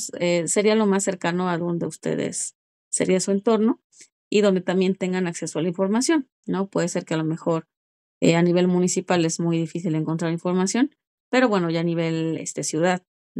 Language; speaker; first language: Spanish; native; Spanish